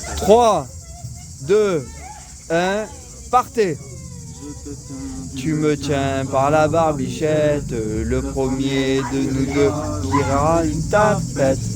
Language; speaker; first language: French; native; French